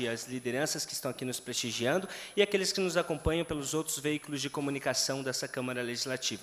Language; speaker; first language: Portuguese; native; Portuguese